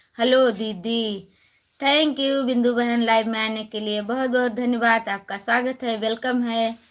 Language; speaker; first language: Hindi; native; Hindi